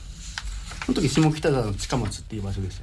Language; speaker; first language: Japanese; native; Japanese